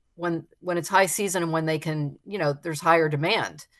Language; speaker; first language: English; native; English